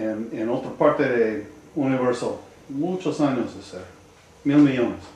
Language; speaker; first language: Spanish; non-native, learner; English